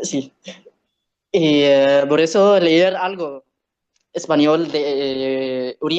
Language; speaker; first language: Spanish; non-native, learner; Arabic